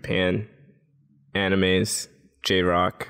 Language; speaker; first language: English; native; English